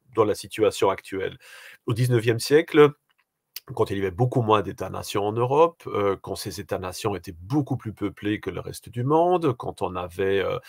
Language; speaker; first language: French; native; French